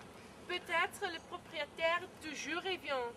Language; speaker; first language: French; non-native, learner; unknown